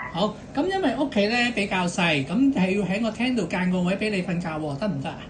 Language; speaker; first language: Cantonese; native; Cantonese